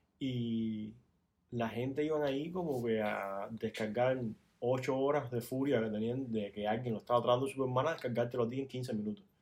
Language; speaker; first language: Spanish; native; Spanish